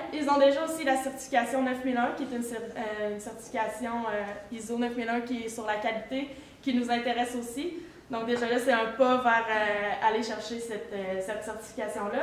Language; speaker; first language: French; native; French